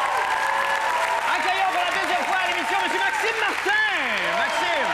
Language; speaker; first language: French; native; French